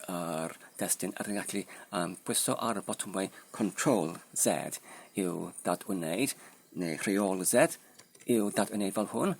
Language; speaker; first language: Welsh; non-native, learner; Polish